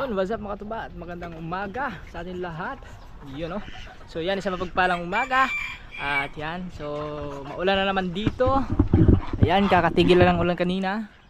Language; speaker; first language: Filipino; non-native, local second language; Waray